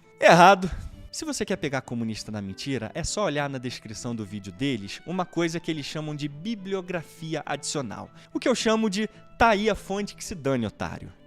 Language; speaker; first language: Portuguese; native; Portuguese